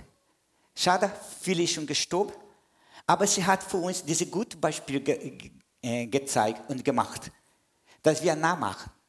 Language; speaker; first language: German; non-native, fluent; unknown